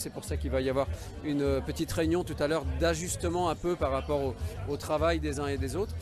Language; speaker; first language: French; native; French